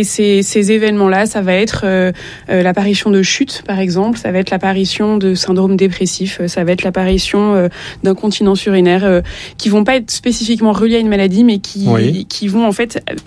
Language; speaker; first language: French; native; French